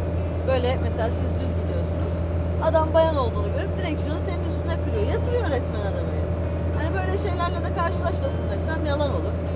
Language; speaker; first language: Turkish; native; Turkish